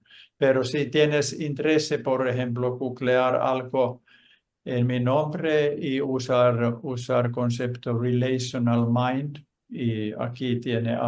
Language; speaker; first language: Spanish; non-native, fluent; Finnish